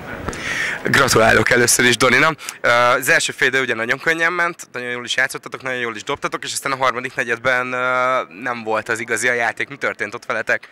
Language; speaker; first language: Hungarian; native; Hungarian